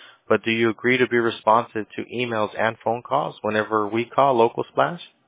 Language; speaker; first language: English; early bilingual, other home language; Spanish